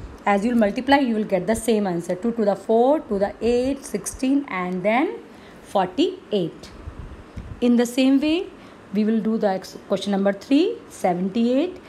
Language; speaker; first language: English; non-native, local second language; Hindi